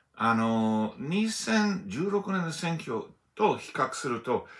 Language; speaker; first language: Japanese; non-native, learner; English